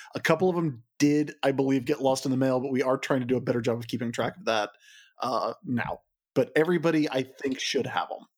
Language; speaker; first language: English; native; English